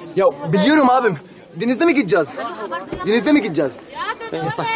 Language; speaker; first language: Turkish; non-native, fluent; Arabic